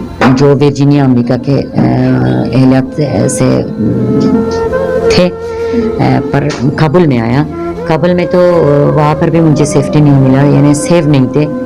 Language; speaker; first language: Hindi; non-native, fluent; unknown